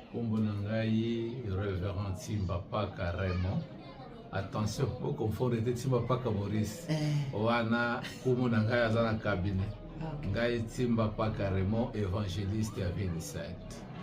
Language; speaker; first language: Lingala; non-native, local second language; Kongo